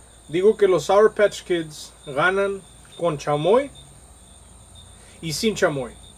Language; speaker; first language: Spanish; early bilingual, heritage; Spanish